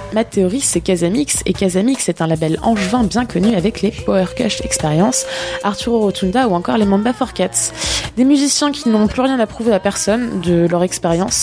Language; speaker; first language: French; native; French